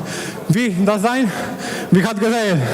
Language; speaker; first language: German; non-native, learner; Polish